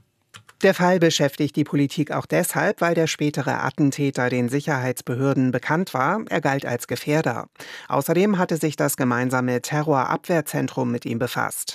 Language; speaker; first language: German; native; German